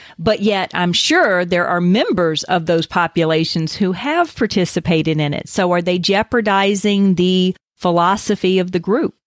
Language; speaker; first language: English; native; English